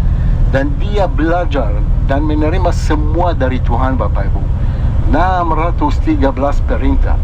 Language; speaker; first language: Indonesian; non-native, fluent; Hebrew